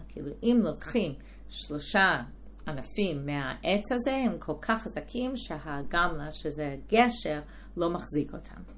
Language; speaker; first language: Hebrew; non-native, fluent; English